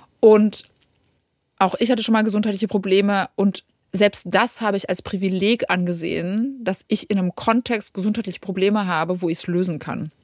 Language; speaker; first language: German; early bilingual, other home language; Polish